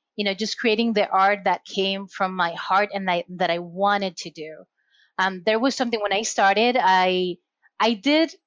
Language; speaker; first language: English; non-native, fluent; Spanish